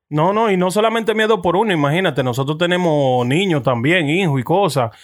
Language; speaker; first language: Spanish; early bilingual, heritage; Spanish